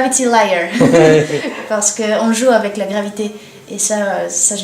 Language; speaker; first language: French; non-native, learner; Bulgarian